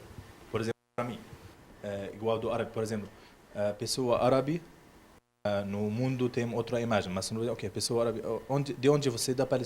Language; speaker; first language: Portuguese; non-native, learner; Arabic